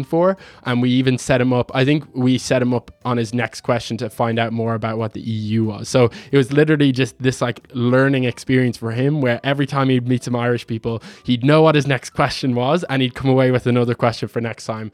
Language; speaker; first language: English; native; English